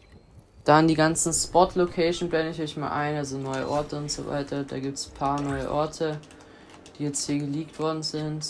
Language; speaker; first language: German; native; German